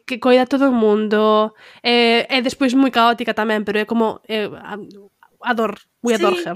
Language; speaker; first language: Galician; non-native, local second language; Spanish